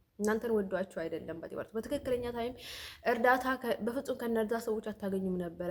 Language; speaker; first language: Amharic; native; Amharic